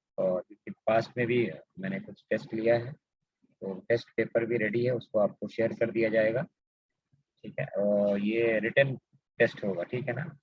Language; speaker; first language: Urdu; native; Urdu